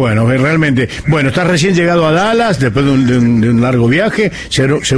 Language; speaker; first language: Spanish; native; Spanish